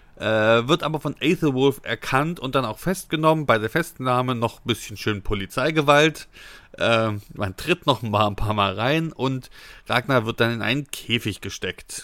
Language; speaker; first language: German; native; German